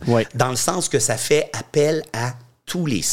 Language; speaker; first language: French; native; French